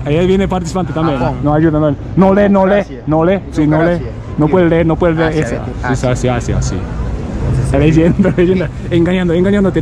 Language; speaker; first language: Spanish; non-native, learner; Japanese